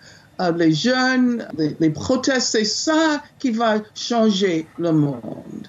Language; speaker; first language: French; non-native, fluent; English